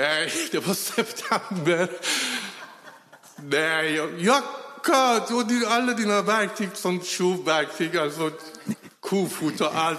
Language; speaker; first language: Swedish; non-native, fluent; Persian